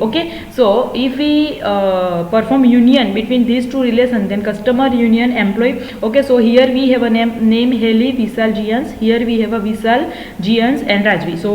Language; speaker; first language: English; non-native, local second language; Gujarati